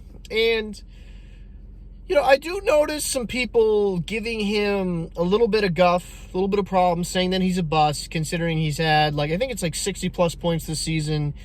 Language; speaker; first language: English; native; English